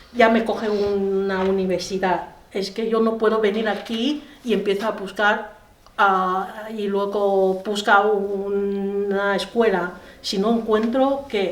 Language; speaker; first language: Spanish; non-native, learner; Chinese